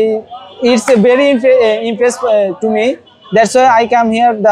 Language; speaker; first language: English; non-native, learner; Bangla